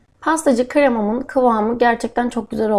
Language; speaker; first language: Turkish; native; Turkish